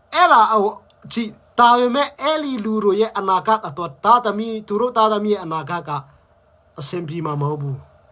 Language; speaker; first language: Burmese; non-native, local second language; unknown